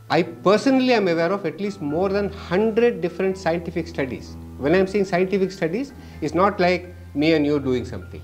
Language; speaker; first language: English; non-native, local second language; Kannada